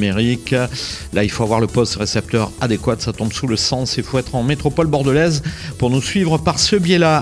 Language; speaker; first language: French; native; French